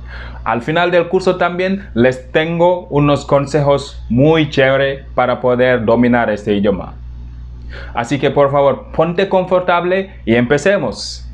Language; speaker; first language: Spanish; non-native, fluent; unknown